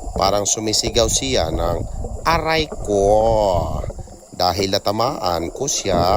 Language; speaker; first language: Filipino; non-native, local second language; Cebuano